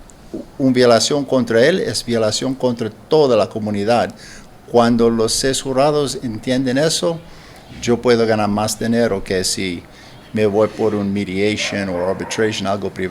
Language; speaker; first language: Spanish; non-native, learner; English